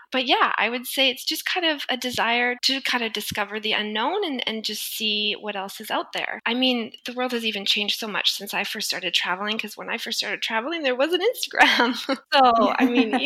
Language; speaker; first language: English; native; English